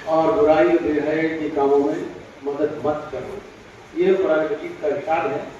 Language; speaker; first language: Urdu; native; Urdu